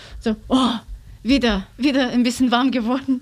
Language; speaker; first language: German; non-native, learner; Russian